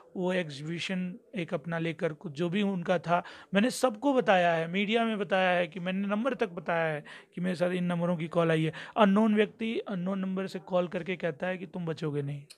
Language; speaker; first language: Hindi; native; Hindi